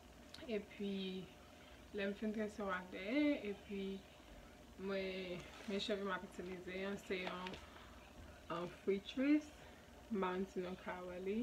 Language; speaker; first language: French; non-native, local second language; Haitian Creole